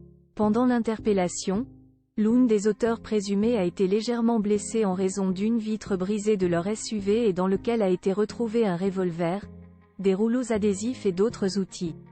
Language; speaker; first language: French; native; French